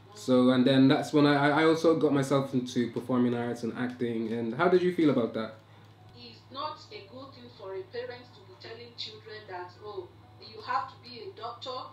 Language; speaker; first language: English; native; English